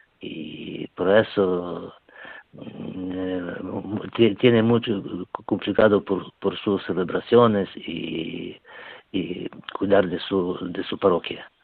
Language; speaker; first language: Spanish; non-native, learner; Ukrainian